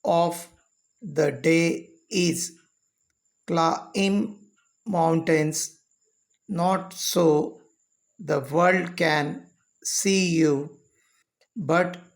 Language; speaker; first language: English; non-native, local second language; Marathi